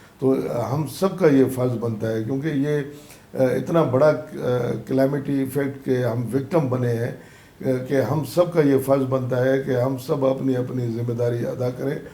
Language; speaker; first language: Urdu; non-native, local second language; Sindhi